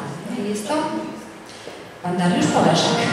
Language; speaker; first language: Polish; native; Polish